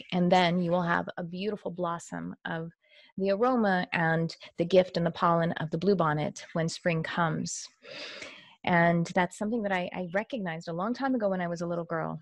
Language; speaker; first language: English; native; English